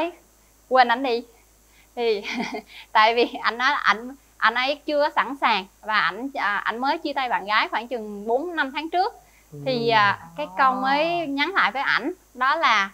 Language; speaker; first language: Vietnamese; native; Vietnamese